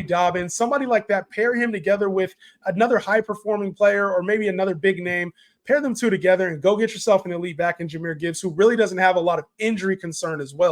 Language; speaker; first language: English; native; English